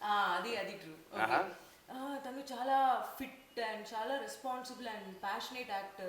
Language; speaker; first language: Telugu; non-native, learner; Tamil